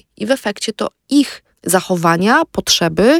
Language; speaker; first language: Polish; native; Polish